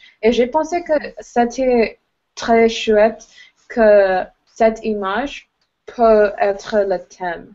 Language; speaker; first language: French; non-native, learner; English